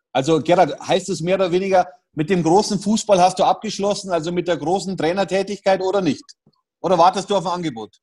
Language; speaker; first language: German; native; German